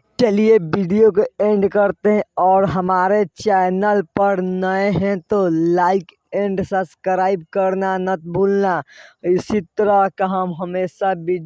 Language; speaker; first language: Hindi; non-native, local second language; Bhojpuri